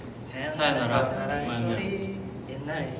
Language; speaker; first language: Korean; non-native, fluent; Japanese